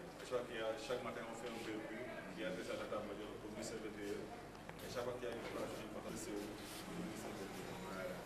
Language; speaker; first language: French; non-native, local second language; Wolof